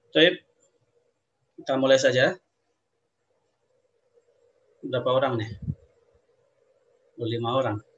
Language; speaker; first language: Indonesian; native; Indonesian